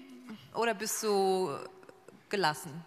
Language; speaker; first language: German; native; German